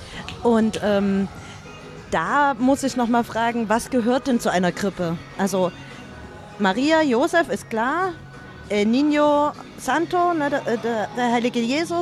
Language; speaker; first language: German; native; German